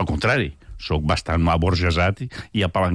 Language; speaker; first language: Catalan; native; Catalan